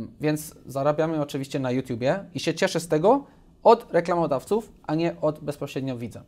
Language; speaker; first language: Polish; early bilingual, heritage; Polish